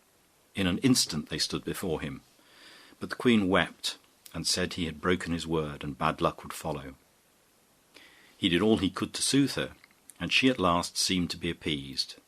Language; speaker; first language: English; native; English